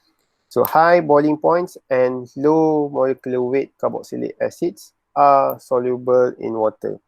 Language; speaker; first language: English; non-native, local second language; Malay